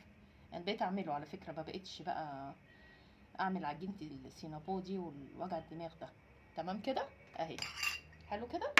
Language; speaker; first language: Arabic; native; Arabic